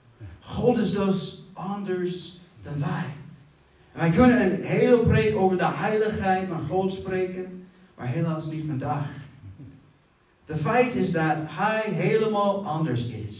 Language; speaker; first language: Dutch; non-native, fluent; English